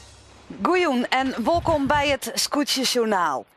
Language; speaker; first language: Dutch; non-native, local second language; Western Frisian